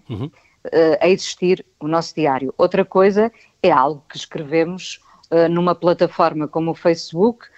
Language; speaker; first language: Portuguese; native; Portuguese